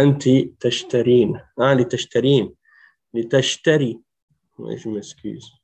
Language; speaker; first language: Arabic; non-native, fluent; French